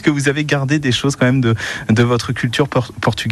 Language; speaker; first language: French; native; French